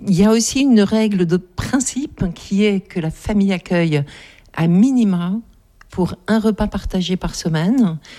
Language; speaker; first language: French; native; French